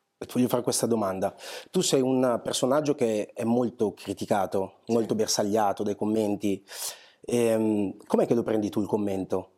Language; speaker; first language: Italian; early bilingual, other home language; Portuguese